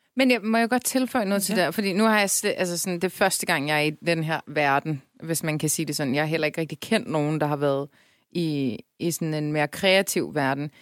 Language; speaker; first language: Danish; early bilingual, other home language; Turkish